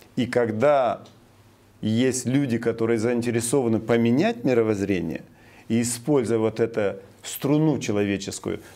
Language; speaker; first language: Russian; non-native, local second language; Romanian